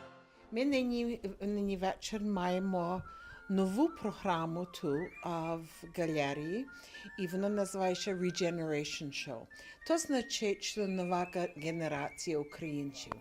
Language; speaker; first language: Ukrainian; early bilingual, heritage; Ukrainian